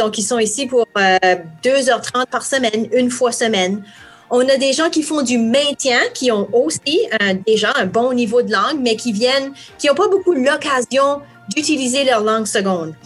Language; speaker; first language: French; native; French